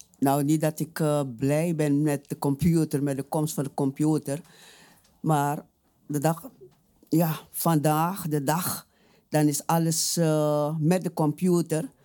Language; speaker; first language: Dutch; native; Dutch